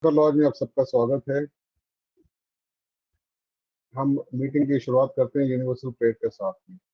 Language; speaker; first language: Hindi; native; Hindi